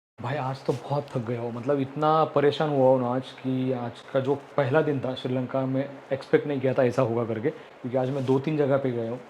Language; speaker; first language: Hindi; non-native, local second language; Marathi